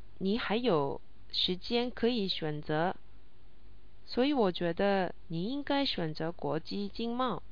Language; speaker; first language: Chinese; non-native, learner; English